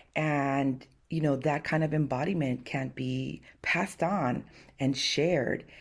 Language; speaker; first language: English; early bilingual, other home language; Spanish